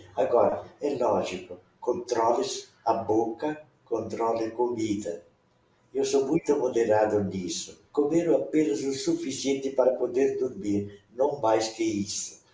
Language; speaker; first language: Portuguese; non-native, local second language; Venetian